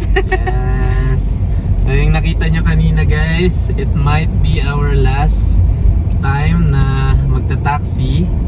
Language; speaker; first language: Filipino; native; Filipino